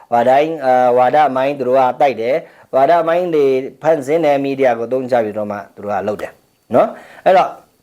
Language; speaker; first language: Burmese; non-native, local second language; Pa'o Karen